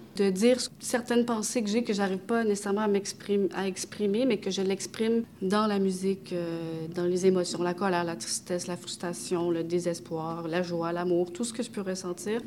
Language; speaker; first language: French; early bilingual, other home language; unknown